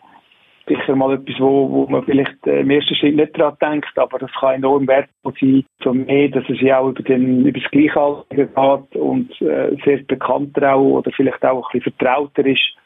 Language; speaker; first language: German; native; German